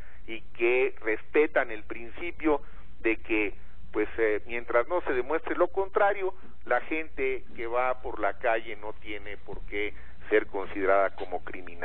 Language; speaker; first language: Spanish; native; Spanish